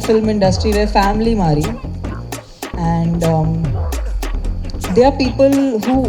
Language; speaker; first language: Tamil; non-native, fluent; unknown